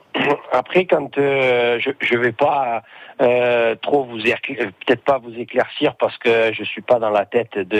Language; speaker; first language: French; native; French